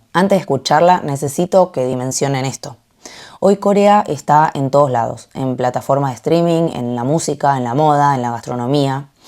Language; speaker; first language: Spanish; early bilingual, other home language; Korean